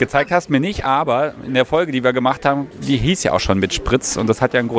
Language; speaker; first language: German; native; German